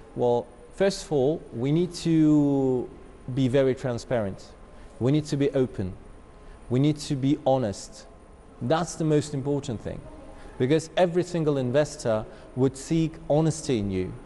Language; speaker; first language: English; non-native, fluent; Uzbek